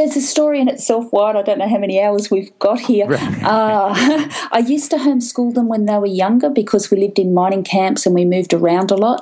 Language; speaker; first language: English; native; English